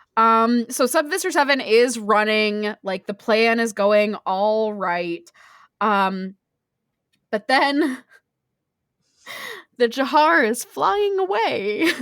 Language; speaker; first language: English; native; English